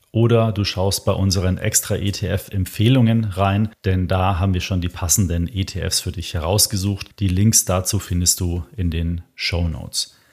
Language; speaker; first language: German; native; German